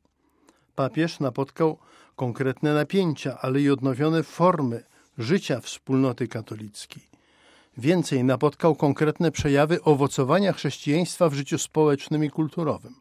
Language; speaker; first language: Polish; native; Polish